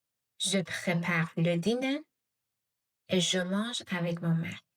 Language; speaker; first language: French; non-native, fluent; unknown